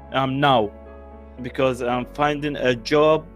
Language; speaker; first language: English; non-native, learner; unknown